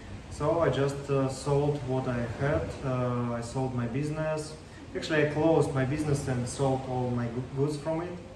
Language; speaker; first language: English; non-native, learner; Russian